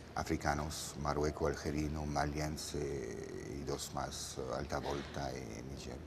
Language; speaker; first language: Spanish; non-native, fluent; French